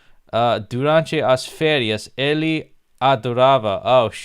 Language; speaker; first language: Portuguese; non-native, learner; English